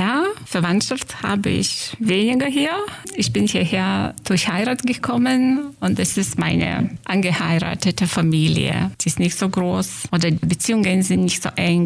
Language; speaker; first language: German; non-native, fluent; Lithuanian